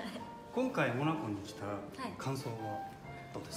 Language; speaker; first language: Japanese; native; Japanese